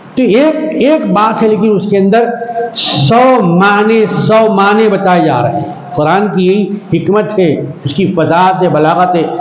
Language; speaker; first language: Urdu; native; Urdu